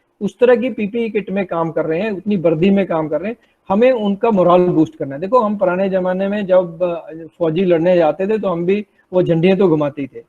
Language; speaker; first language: Hindi; non-native, local second language; Punjabi